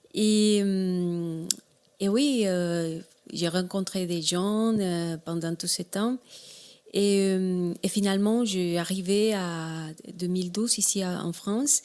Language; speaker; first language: French; non-native, learner; Spanish